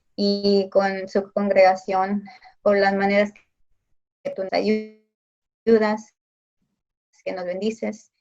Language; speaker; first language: Spanish; early bilingual, heritage; Spanish